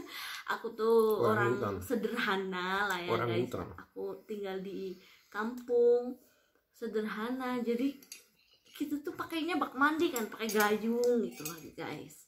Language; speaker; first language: Indonesian; non-native, local second language; Javanese